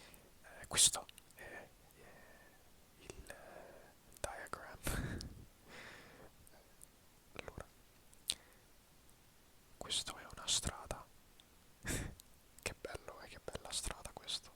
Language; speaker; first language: Italian; early bilingual, heritage; English